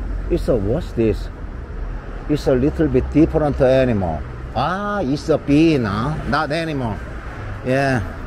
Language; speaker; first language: English; non-native, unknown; Korean